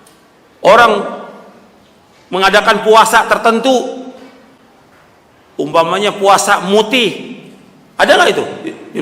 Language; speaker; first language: Indonesian; native; Indonesian